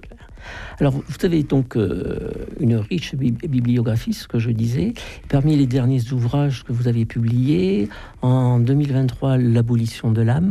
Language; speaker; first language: French; native; French